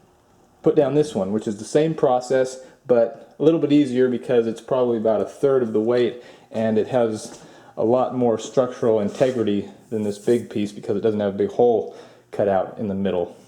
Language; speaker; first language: English; native; English